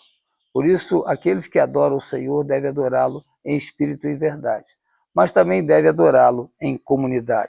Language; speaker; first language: Portuguese; native; Portuguese